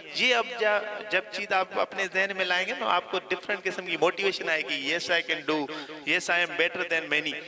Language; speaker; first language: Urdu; non-native, local second language; Saraiki